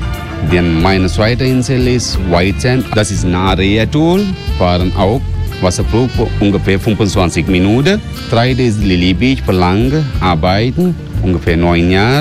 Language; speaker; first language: German; non-native, learner; Sinhala